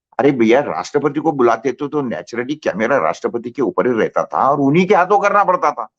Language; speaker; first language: Hindi; non-native, local second language; Marathi